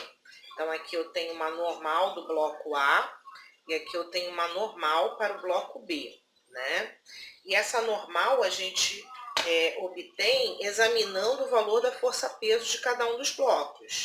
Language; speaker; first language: Portuguese; native; Portuguese